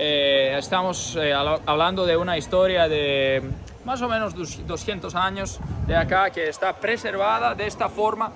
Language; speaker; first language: Spanish; non-native, fluent; Portuguese